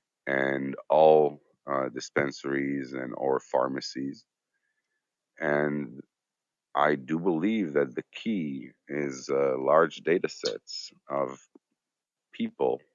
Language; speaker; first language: English; non-native, fluent; Hebrew